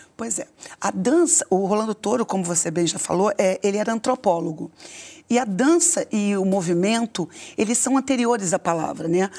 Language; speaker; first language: Portuguese; native; Portuguese